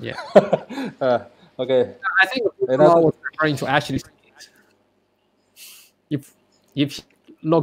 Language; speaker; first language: English; non-native, learner; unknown